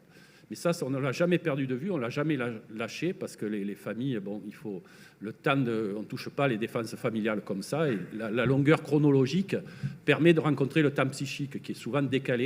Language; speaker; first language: French; native; French